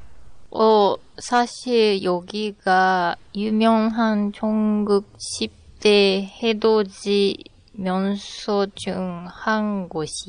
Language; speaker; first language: Korean; non-native, learner; Japanese